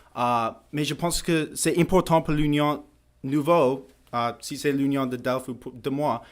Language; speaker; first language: French; non-native, learner; English